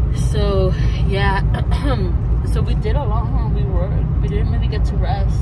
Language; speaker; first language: English; early bilingual, other home language; Spanish